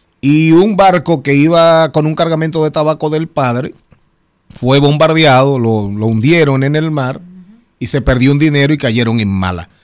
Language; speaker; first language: Spanish; native; Spanish